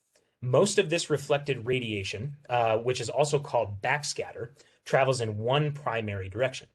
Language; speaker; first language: English; native; English